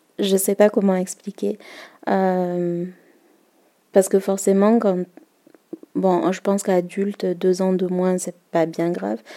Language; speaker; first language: French; early bilingual, other home language; Malagasy